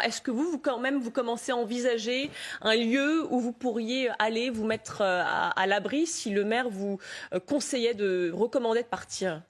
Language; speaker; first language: French; native; French